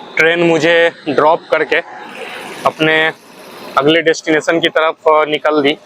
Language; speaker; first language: Hindi; native; Hindi